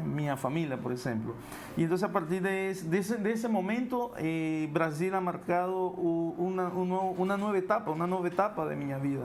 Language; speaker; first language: Portuguese; non-native, fluent; Spanish